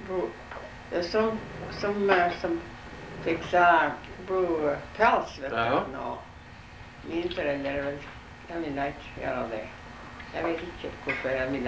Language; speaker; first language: Norwegian; early bilingual, heritage; Norwegian